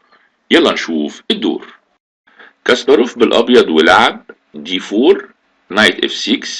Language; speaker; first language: Arabic; native; Arabic